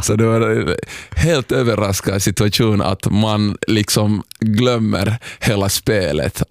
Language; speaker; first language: Swedish; non-native, local second language; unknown